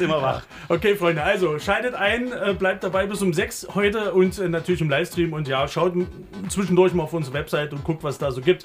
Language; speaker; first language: German; native; German